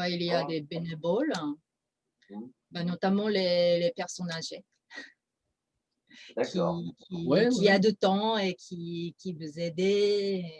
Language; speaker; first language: French; non-native, fluent; Japanese